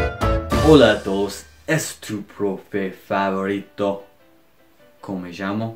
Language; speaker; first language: Spanish; non-native, fluent; English